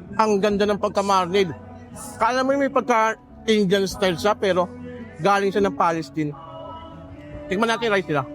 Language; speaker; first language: Filipino; native; Filipino